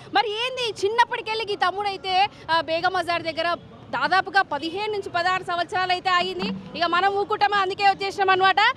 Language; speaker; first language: Telugu; native; Telugu